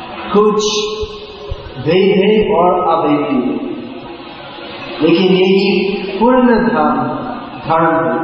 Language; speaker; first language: Hindi; non-native, learner; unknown